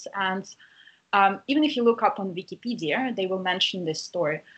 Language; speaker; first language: English; non-native, fluent; Russian